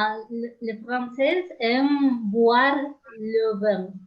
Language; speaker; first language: French; non-native, learner; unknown